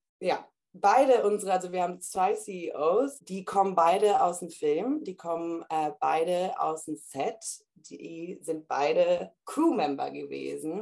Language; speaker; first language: German; early bilingual, heritage; German